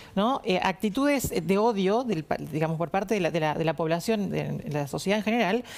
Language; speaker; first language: Spanish; native; Spanish